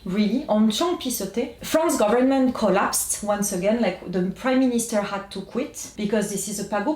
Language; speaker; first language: English; non-native, fluent; French